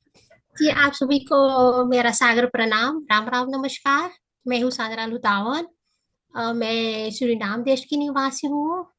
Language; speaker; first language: Hindi; early bilingual, heritage; Caribbean Hindustani